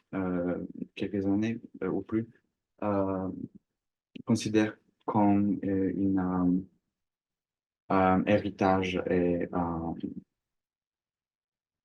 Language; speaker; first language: French; non-native, learner; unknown